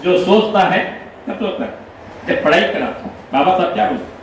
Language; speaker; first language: Hindi; non-native, local second language; Telugu